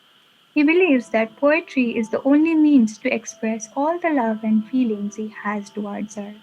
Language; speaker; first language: English; non-native, local second language; Nepali